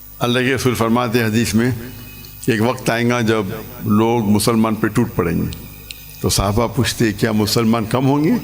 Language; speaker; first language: Urdu; non-native, local second language; English